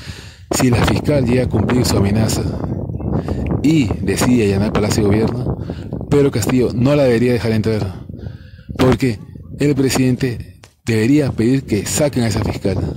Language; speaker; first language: Spanish; native; Spanish